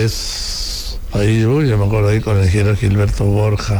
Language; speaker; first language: Spanish; native; Spanish